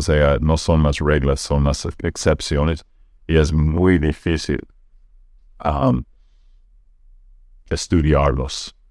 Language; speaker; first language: Spanish; non-native, fluent; English